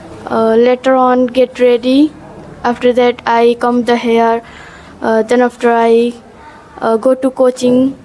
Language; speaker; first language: English; non-native, learner; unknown